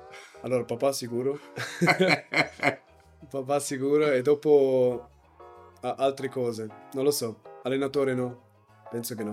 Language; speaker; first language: Italian; non-native, learner; German